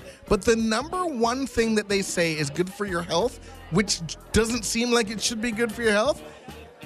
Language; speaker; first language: English; native; English